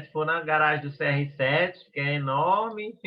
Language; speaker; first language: Portuguese; native; Portuguese